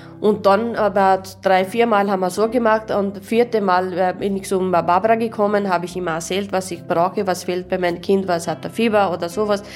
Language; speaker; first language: German; non-native, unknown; Urdu